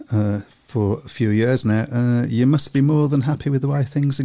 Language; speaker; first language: English; native; English